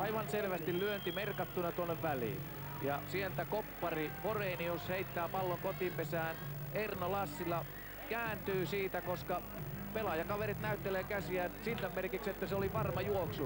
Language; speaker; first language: Finnish; native; Finnish